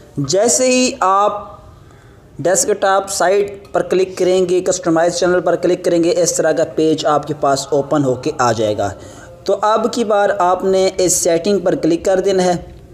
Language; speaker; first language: Urdu; non-native, local second language; Punjabi